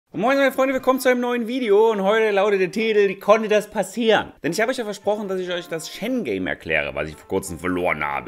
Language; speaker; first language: German; native; German